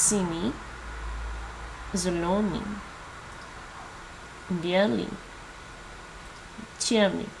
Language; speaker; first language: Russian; non-native, learner; English